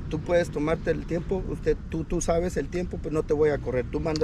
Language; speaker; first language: Spanish; native; Spanish